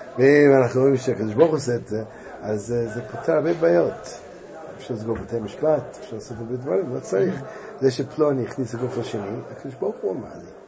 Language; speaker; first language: Hebrew; native; Hebrew